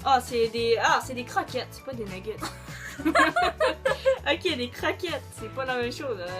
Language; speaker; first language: French; native; French